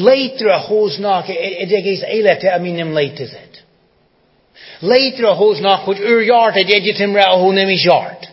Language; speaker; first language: Hungarian; non-native, fluent; English